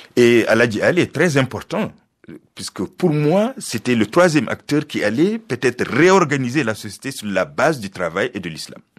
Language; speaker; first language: French; non-native, local second language; Fula